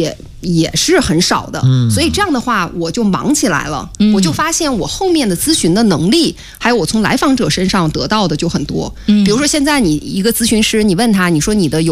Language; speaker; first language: Chinese; native; Chinese